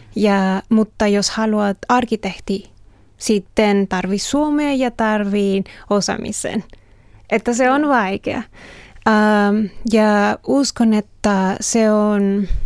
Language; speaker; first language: Finnish; non-native, learner; Spanish